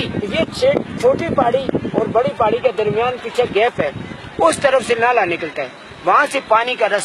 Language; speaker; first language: Hindi; non-native, local second language; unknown